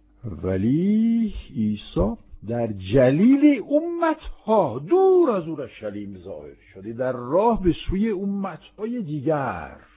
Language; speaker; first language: Persian; non-native, fluent; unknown